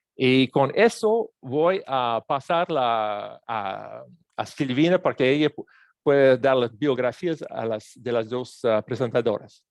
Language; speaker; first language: Spanish; non-native, fluent; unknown